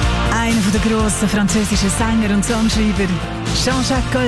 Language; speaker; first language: German; native; German